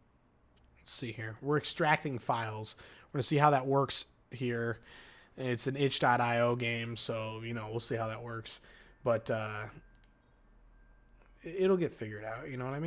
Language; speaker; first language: English; native; English